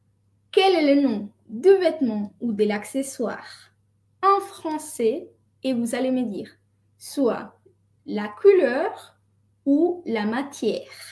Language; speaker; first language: French; non-native, fluent; Spanish